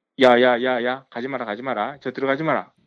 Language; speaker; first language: Korean; native; Korean